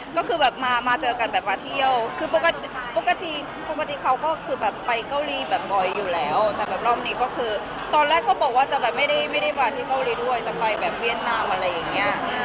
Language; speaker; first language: Thai; native; Thai